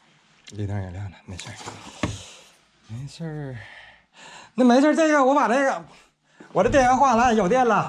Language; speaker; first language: Chinese; native; Chinese